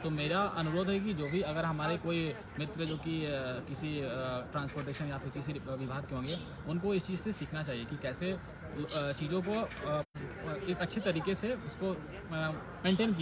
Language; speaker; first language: Hindi; native; Hindi